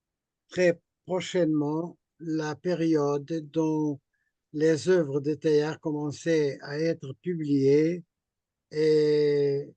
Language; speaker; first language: French; non-native, fluent; Portuguese